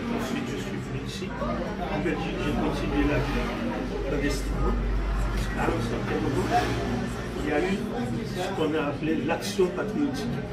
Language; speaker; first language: French; non-native, local second language; Haitian Creole